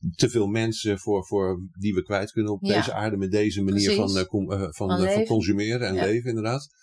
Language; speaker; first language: Dutch; native; Dutch